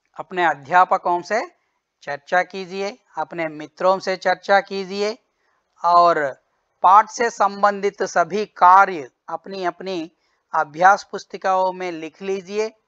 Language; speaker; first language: Hindi; non-native, local second language; Telugu